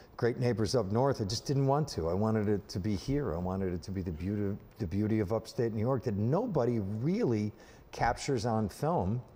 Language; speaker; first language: English; native; English